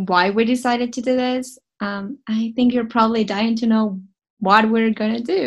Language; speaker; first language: English; non-native, fluent; Spanish